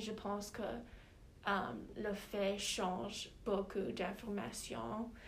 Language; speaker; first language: French; non-native, learner; English